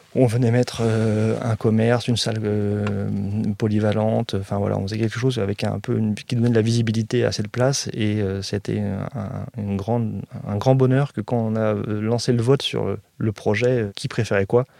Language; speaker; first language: French; native; French